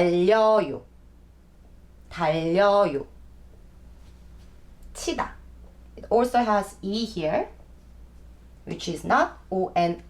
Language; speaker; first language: English; non-native, fluent; Korean